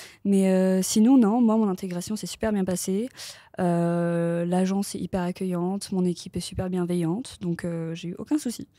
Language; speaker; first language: French; native; French